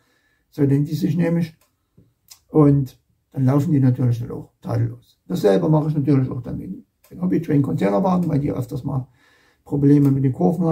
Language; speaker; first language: German; native; German